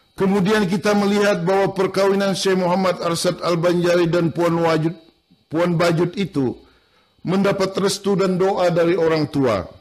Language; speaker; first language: Indonesian; non-native, local second language; Banjar